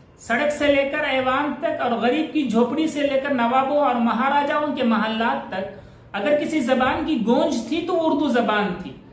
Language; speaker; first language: Urdu; native; Urdu